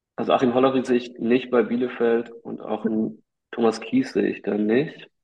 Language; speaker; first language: German; native; German